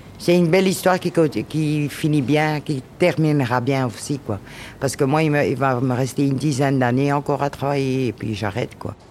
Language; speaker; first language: French; native; French